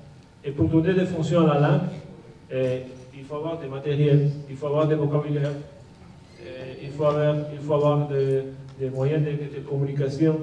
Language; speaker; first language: French; non-native, fluent; Basque